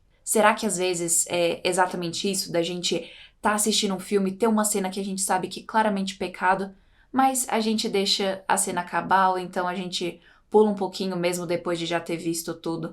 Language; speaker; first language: Portuguese; native; Portuguese